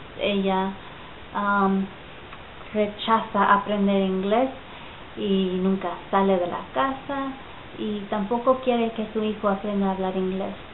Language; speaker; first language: Spanish; early bilingual, heritage; Spanish